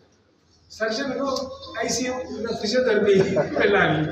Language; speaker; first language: Telugu; non-native, learner; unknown